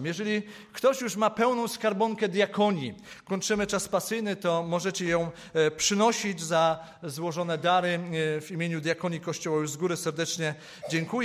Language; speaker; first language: Polish; native; Polish